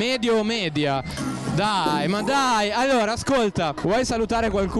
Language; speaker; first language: Italian; native; Italian